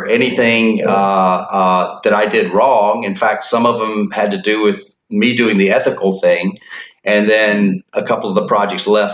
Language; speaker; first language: English; native; English